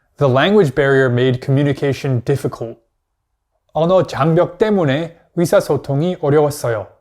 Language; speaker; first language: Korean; non-native, fluent; English